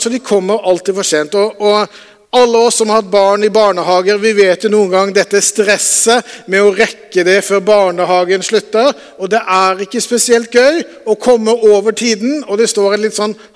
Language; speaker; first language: Norwegian; native; Norwegian